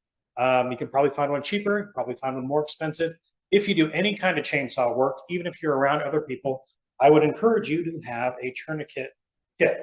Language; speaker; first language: English; native; English